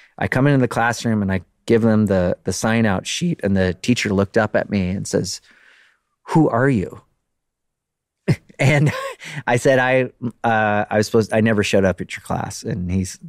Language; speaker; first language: English; native; English